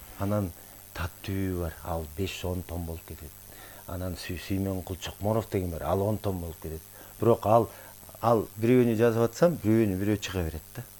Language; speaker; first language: Kyrgyz; native; Kyrgyz